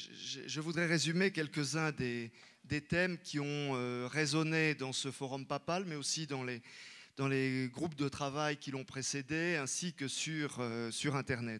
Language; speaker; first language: French; native; French